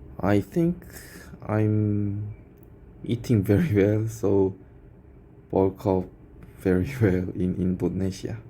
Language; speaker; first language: English; non-native, learner; Korean